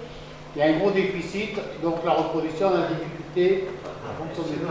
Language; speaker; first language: French; native; French